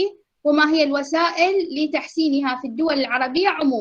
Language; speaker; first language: Arabic; native; Arabic